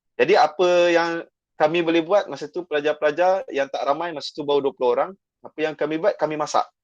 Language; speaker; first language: Malay; native; Malay